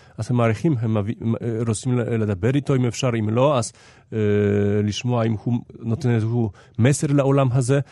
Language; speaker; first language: Hebrew; non-native, fluent; Polish